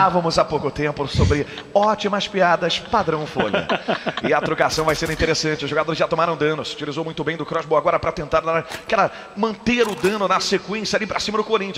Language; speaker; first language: Portuguese; native; Portuguese